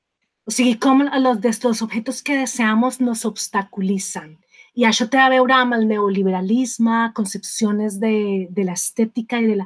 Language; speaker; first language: Catalan; non-native, fluent; Spanish